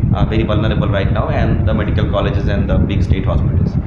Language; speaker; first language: English; non-native, local second language; Bangla